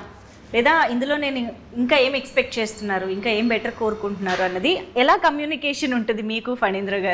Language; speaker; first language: Telugu; native; Telugu